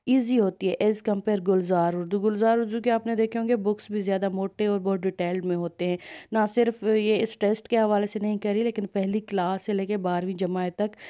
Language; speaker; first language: Urdu; non-native, local second language; Sindhi